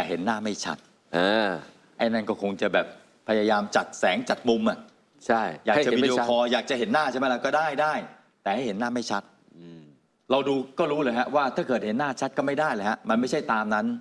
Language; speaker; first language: Thai; native; Thai